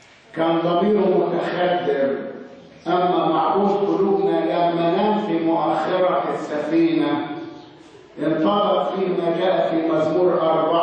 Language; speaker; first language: Arabic; native; Arabic